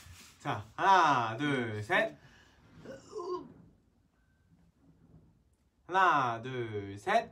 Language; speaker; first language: Korean; native; Korean